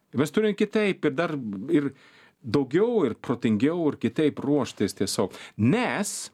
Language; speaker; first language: Lithuanian; non-native, fluent; Swedish